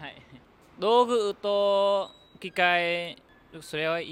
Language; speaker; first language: Japanese; non-native, learner; Vietnamese